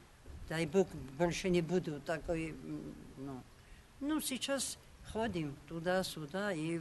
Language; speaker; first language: Russian; non-native, local second language; Georgian